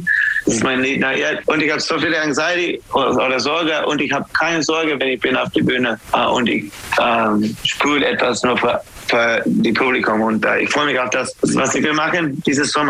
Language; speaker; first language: German; non-native, learner; English